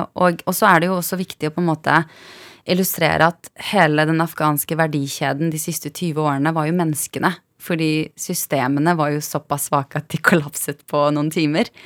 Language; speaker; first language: Norwegian; early bilingual, other home language; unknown